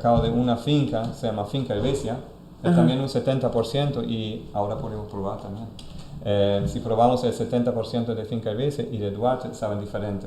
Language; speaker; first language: Spanish; non-native, fluent; German